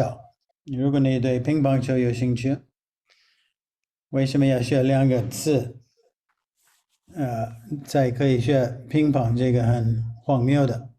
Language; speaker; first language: Chinese; non-native, fluent; English